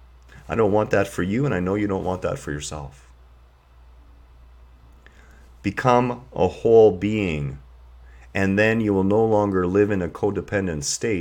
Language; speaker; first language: English; native; English